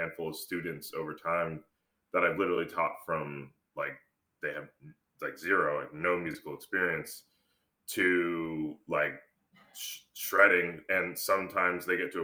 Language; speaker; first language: English; native; English